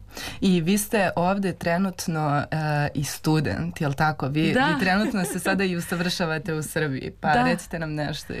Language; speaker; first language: Serbian; native; Serbian